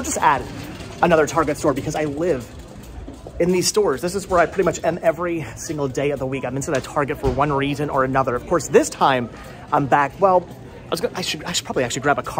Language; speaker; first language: English; native; English